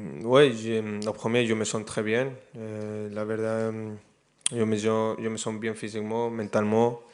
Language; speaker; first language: French; non-native, fluent; Spanish